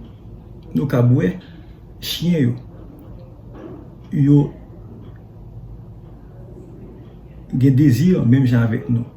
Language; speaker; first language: French; non-native, learner; Haitian Creole